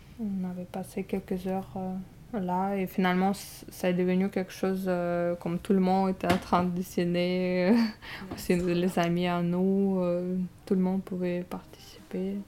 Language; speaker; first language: French; non-native, fluent; Russian